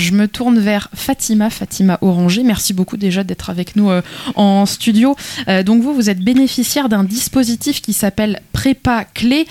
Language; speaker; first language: French; native; French